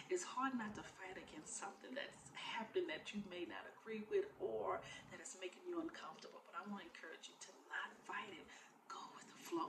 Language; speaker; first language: English; native; English